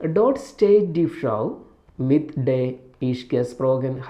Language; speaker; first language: German; non-native, fluent; Malayalam